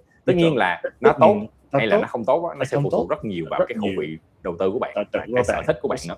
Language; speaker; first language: Vietnamese; native; Vietnamese